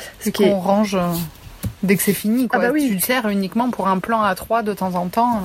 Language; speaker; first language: French; native; French